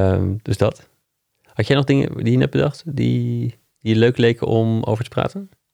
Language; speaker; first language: Dutch; non-native, fluent; English